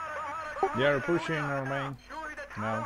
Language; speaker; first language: English; non-native, learner; Spanish